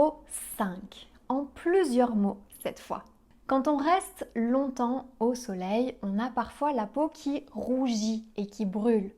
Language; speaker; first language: French; native; French